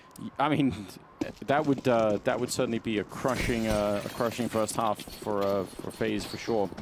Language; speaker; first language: English; native; English